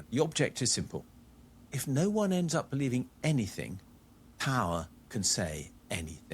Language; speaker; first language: English; native; English